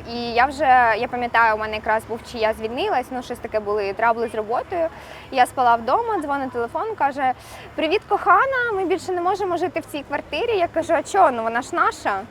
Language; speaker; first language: Ukrainian; non-native, local second language; Russian